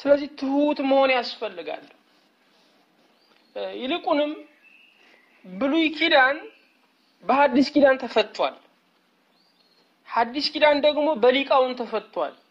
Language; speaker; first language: Amharic; native; Amharic